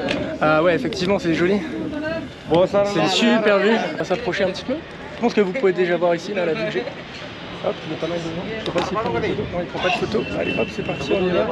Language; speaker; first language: French; native; French